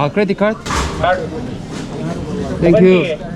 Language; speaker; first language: English; non-native, learner; Korean